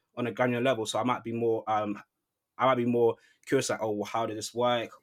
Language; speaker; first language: English; native; English